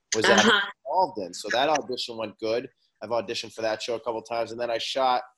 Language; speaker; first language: English; native; English